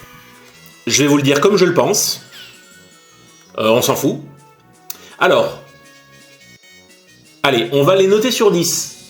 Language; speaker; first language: French; native; French